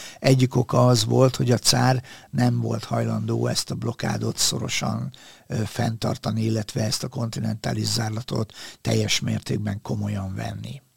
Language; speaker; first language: Hungarian; native; Hungarian